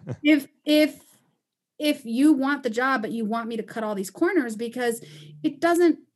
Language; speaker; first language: English; non-native, fluent; Spanish